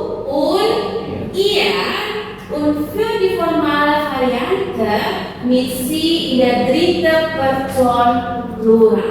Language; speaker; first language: German; non-native, fluent; Indonesian